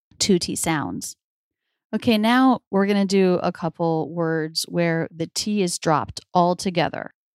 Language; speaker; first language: English; native; English